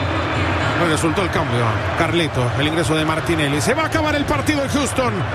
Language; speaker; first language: Spanish; native; Spanish